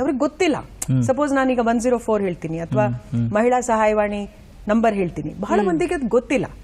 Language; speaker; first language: Kannada; non-native, fluent; Hindi